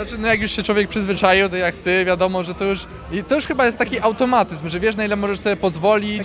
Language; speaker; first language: Polish; native; Polish